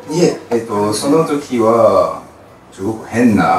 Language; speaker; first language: Japanese; non-native, learner; French